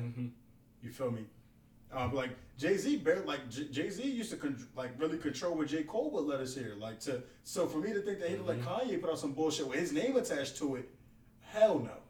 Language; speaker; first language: English; native; English